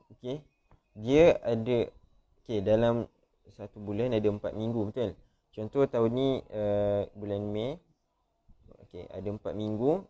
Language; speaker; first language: Malay; native; Malay